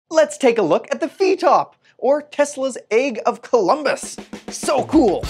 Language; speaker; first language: English; native; English